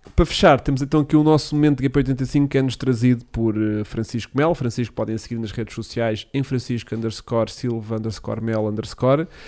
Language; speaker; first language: Portuguese; native; Portuguese